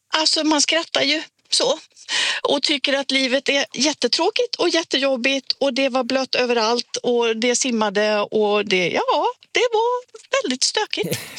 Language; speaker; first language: Swedish; native; Swedish